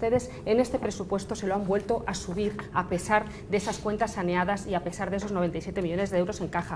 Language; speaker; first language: Spanish; native; Spanish